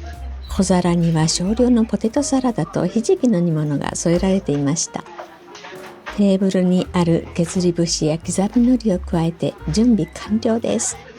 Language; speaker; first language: Japanese; native; Japanese